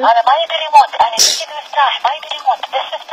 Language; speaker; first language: Arabic; native; Arabic